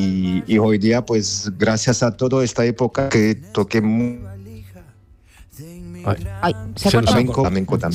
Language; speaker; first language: Spanish; non-native, fluent; Armenian